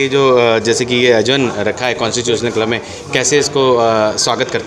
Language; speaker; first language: Hindi; native; Hindi